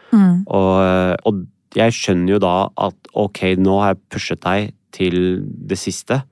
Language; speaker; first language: Norwegian; early bilingual, other home language; Punjabi